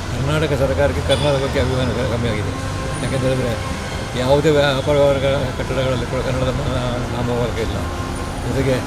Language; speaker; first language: Kannada; non-native, local second language; Tulu